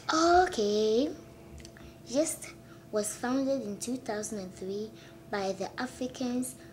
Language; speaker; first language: English; non-native, local second language; Akan